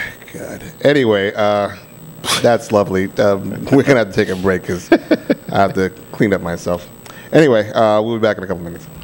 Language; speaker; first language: English; native; English